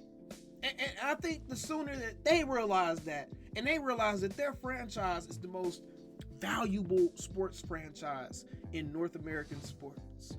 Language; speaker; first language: English; native; English